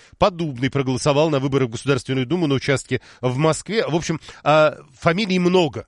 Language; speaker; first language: Russian; native; Russian